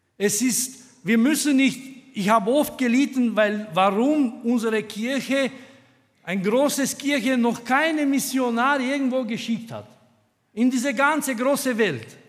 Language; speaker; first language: German; non-native, fluent; Romanian